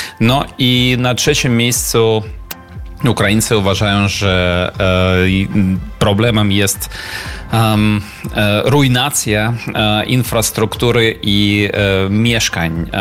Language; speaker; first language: Polish; non-native, learner; Ukrainian